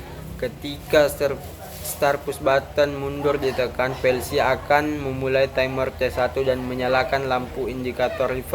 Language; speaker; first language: Indonesian; native; Indonesian